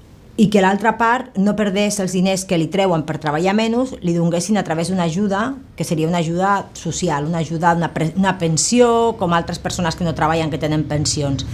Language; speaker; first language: Catalan; native; Catalan